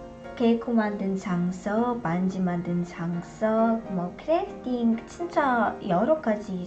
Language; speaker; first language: Korean; non-native, learner; Polish